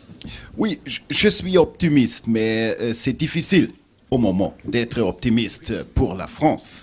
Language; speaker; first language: French; non-native, learner; German